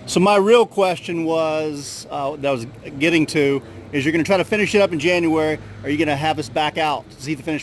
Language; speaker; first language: English; native; English